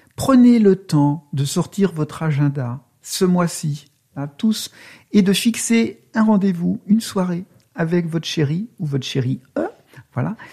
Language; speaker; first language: French; native; French